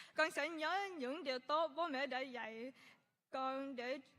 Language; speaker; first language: Vietnamese; early bilingual, other home language; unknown